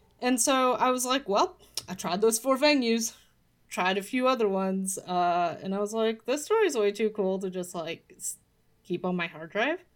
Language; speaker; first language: English; early bilingual, other home language; Polish